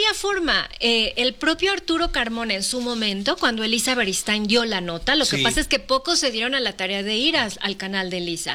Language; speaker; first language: Spanish; native; Spanish